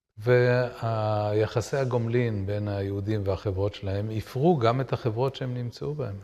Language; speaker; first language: Hebrew; native; Hebrew